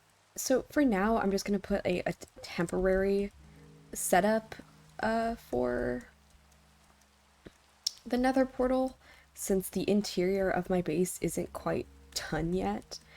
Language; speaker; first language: English; native; English